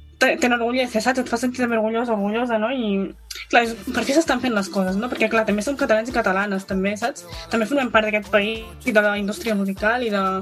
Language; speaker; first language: Catalan; early bilingual, other home language; Arabic